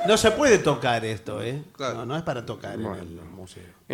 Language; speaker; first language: Spanish; native; Spanish